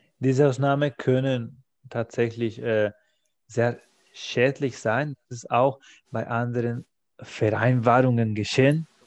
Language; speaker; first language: German; non-native, fluent; Spanish